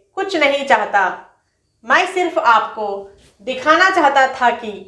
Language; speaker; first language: Hindi; non-native, local second language; Telugu